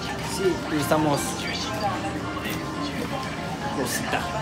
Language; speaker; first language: Spanish; non-native, learner; Japanese